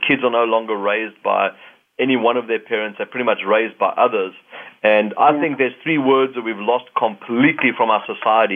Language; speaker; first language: English; native; English